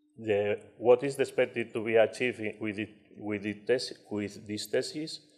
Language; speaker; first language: English; non-native, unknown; Spanish